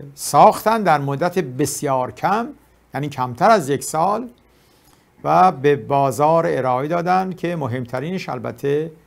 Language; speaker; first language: Persian; native; Persian